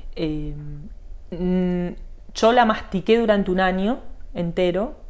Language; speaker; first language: Spanish; native; Spanish